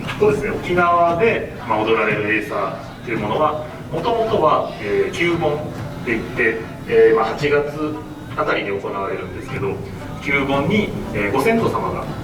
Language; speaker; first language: Japanese; native; Japanese